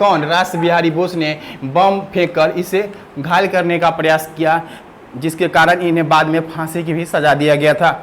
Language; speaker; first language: Hindi; native; Hindi